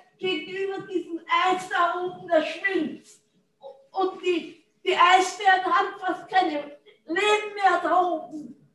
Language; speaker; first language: German; native; German